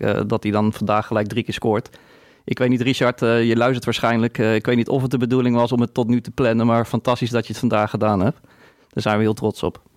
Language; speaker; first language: Dutch; native; Dutch